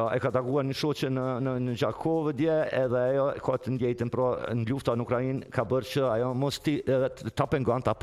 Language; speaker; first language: Albanian; native; Albanian